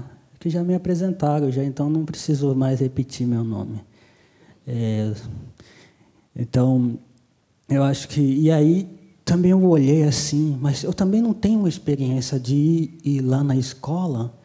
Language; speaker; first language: Portuguese; non-native, local second language; Guarani